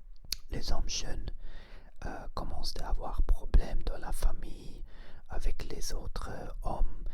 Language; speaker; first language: French; non-native, learner; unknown